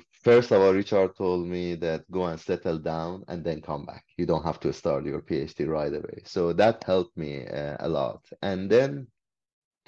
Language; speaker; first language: English; non-native, fluent; Persian